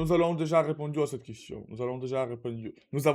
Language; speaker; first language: French; non-native, learner; Russian